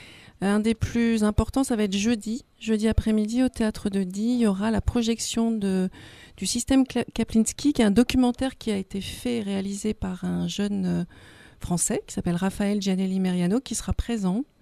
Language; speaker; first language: French; native; French